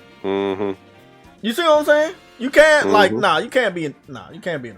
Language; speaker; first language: English; native; English